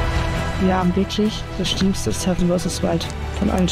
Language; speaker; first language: German; native; German